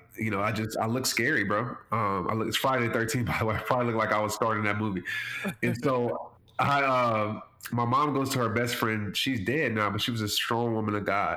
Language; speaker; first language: English; native; English